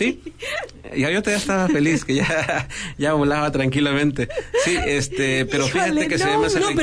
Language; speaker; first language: Spanish; native; Spanish